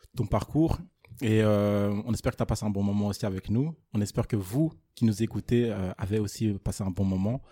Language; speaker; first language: French; non-native, fluent; Portuguese